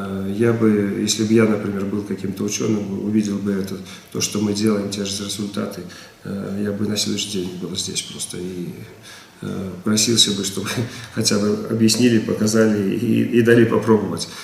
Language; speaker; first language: Russian; native; Russian